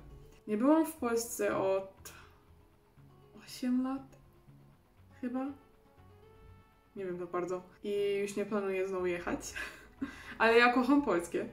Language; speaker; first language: Polish; early bilingual, heritage; Polish